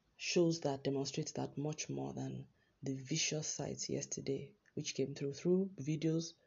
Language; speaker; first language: English; non-native, local second language; Yoruba